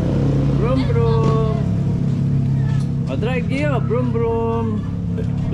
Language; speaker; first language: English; non-native, local second language; Filipino